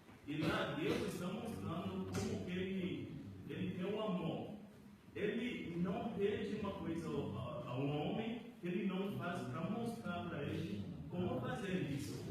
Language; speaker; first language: Portuguese; non-native, learner; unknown